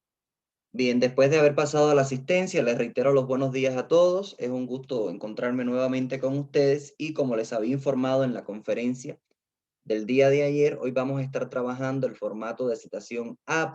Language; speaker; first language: Spanish; native; Spanish